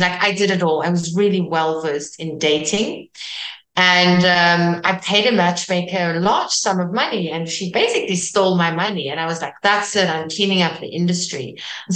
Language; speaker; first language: English; non-native, local second language; Afrikaans